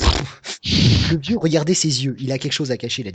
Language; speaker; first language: French; native; French